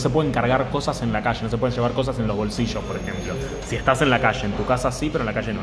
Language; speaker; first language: Spanish; native; Spanish